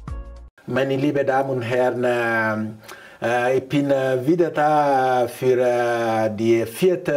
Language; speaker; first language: German; non-native, learner; Mandingo